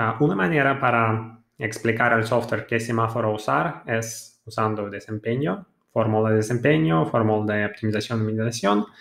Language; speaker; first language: Spanish; non-native, fluent; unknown